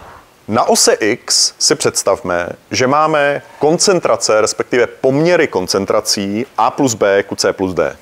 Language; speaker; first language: Czech; native; Czech